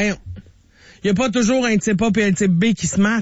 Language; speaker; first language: French; native; French